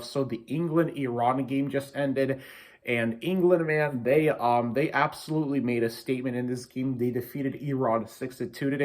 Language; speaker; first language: English; native; English